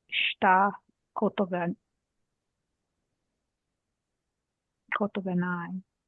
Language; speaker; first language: Japanese; non-native, learner; English